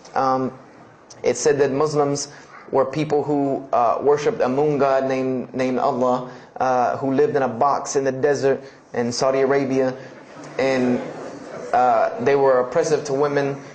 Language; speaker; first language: English; native; English